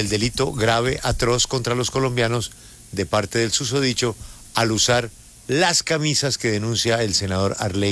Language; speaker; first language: Spanish; native; Spanish